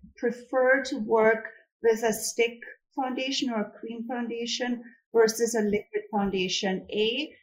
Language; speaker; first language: English; non-native, fluent; German